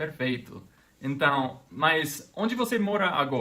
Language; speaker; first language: Portuguese; non-native, fluent; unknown